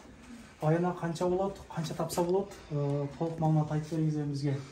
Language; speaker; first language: Kyrgyz; native; Kyrgyz